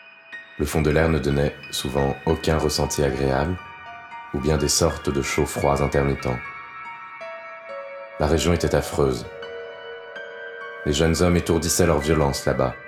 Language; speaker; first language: French; native; French